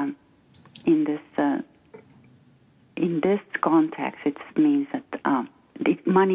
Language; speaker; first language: English; non-native, fluent; Finnish